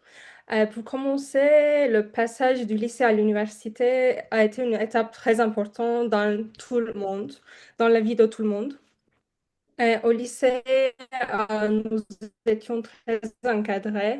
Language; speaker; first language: French; non-native, fluent; Turkish